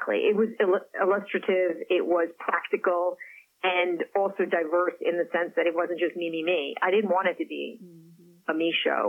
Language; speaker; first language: English; non-native, fluent; French